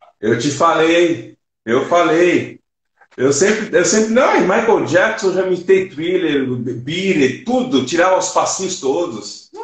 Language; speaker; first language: Portuguese; early bilingual, other home language; Swahili